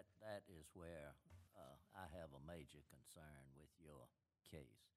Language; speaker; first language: English; native; English